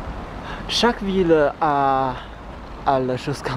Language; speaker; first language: French; non-native, learner; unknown